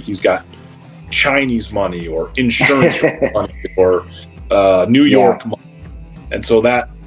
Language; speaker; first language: English; native; English